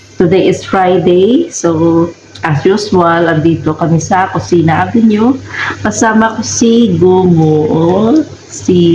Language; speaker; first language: Filipino; non-native, local second language; Hiligaynon